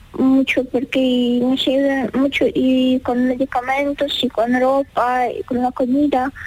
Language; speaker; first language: Spanish; non-native, fluent; Ukrainian